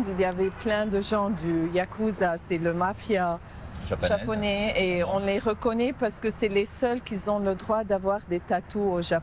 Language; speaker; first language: French; non-native, local second language; Arabic